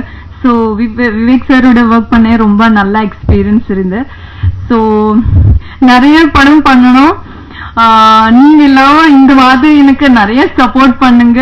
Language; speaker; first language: Tamil; non-native, learner; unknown